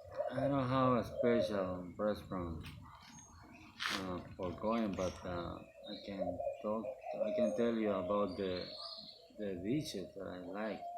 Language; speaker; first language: English; non-native, learner; Spanish